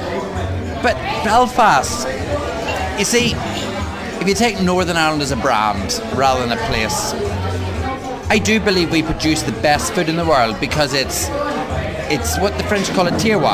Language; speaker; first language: English; native; English